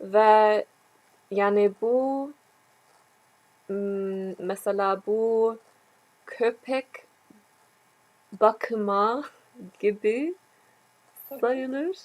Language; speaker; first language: Turkish; non-native, learner; English